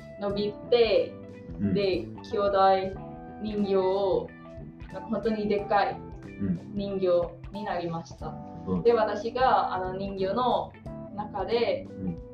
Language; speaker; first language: Japanese; non-native, learner; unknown